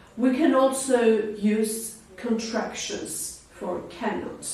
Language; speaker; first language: English; non-native, fluent; Georgian